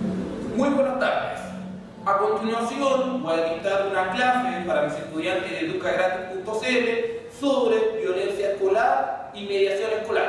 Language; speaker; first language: Spanish; native; Spanish